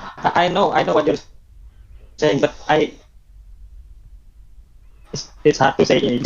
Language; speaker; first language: English; non-native, learner; Indonesian